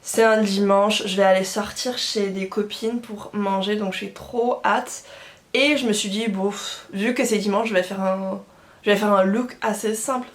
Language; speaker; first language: French; non-native, fluent; English